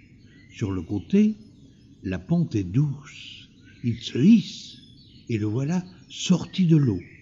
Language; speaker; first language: French; native; French